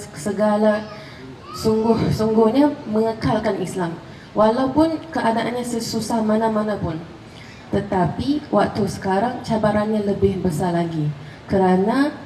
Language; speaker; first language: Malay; non-native, fluent; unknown